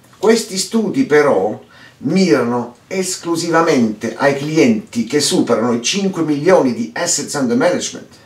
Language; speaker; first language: Italian; early bilingual, heritage; Italian